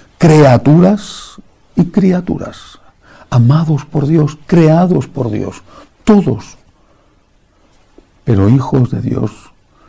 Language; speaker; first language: Spanish; native; Spanish